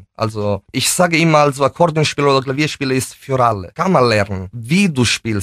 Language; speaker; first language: German; non-native, fluent; Italian